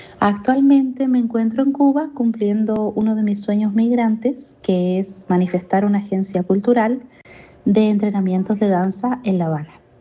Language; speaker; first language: Spanish; native; Spanish